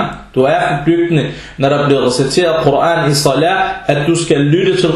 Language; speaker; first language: Danish; early bilingual, other home language; Arabic